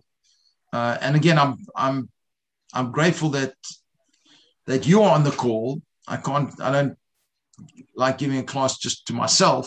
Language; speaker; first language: English; native; English